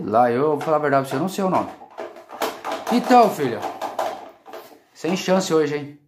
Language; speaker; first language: Portuguese; native; Portuguese